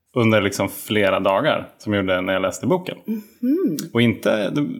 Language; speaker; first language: Swedish; native; Swedish